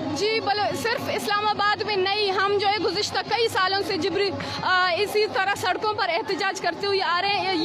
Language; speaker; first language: Urdu; non-native, local second language; Baluchi